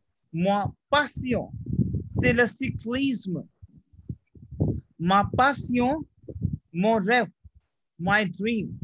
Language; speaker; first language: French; non-native, fluent; Hindi